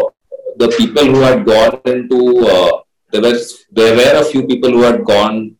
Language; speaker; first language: English; non-native, local second language; Hindi